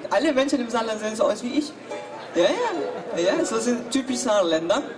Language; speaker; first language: German; non-native, fluent; Spanish